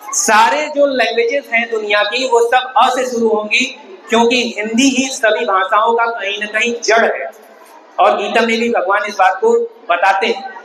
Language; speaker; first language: Hindi; native; Hindi